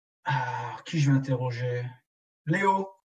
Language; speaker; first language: French; native; French